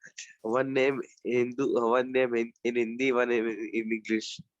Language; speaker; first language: English; non-native, learner; Urdu